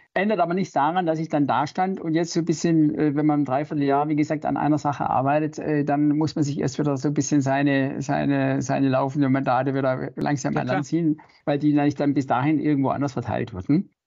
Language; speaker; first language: German; native; German